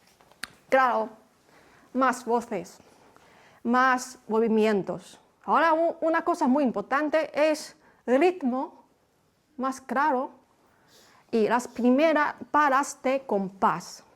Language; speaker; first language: Spanish; non-native, fluent; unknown